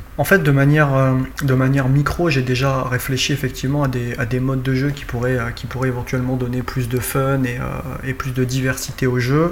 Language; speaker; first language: French; native; French